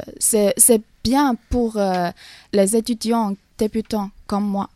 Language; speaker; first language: French; non-native, learner; Chinese